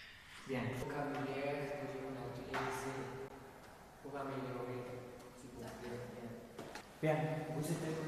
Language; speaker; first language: French; non-native, learner; Spanish